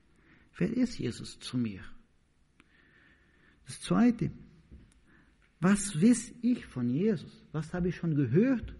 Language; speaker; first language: German; non-native, learner; Portuguese